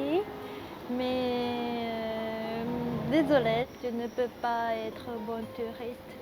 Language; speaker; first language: French; non-native, learner; Japanese